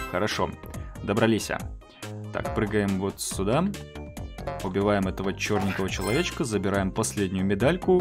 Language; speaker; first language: Russian; native; Russian